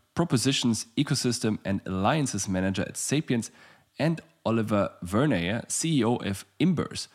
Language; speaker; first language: English; non-native, fluent; German